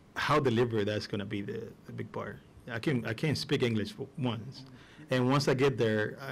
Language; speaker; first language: English; non-native, fluent; Spanish